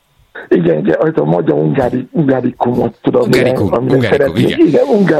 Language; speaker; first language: Hungarian; non-native, fluent; Yoruba